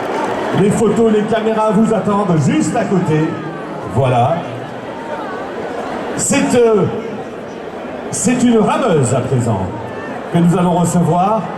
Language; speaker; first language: French; native; French